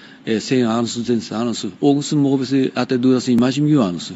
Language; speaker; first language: Portuguese; non-native, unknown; Japanese